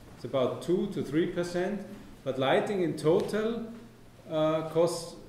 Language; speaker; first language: English; non-native, fluent; German